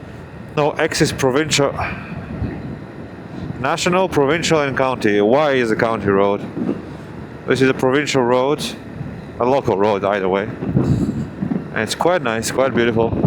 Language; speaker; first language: English; non-native, fluent; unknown